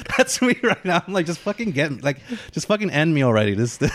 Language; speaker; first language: English; native; English